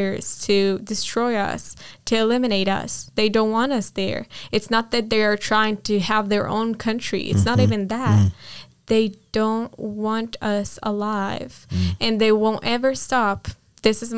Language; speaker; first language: English; non-native, fluent; Hebrew